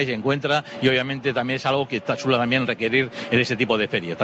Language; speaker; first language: Spanish; native; Spanish